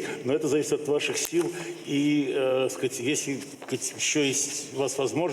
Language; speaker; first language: Russian; native; Russian